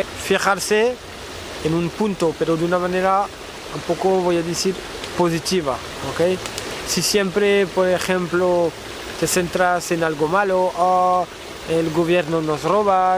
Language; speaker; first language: Spanish; non-native, fluent; French